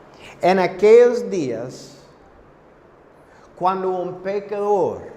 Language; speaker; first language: Spanish; non-native, fluent; English